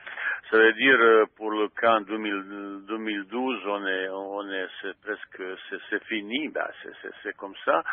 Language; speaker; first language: French; non-native, fluent; Bosnian